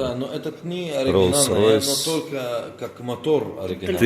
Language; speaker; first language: Russian; non-native, learner; Arabic